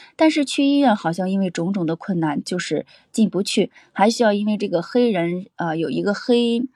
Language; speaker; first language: Chinese; native; Chinese